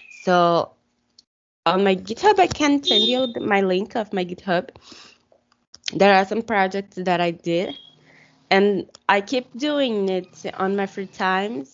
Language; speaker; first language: English; non-native, fluent; Portuguese